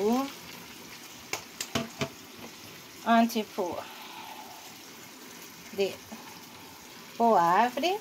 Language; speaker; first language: French; non-native, learner; Portuguese